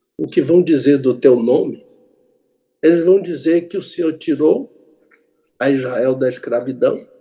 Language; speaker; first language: Portuguese; native; Portuguese